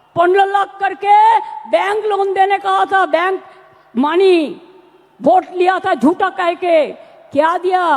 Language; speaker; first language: Hindi; non-native, local second language; Bangla